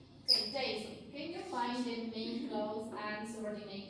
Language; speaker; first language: English; non-native, learner; Spanish